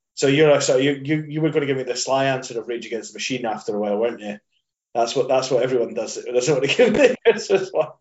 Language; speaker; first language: English; native; English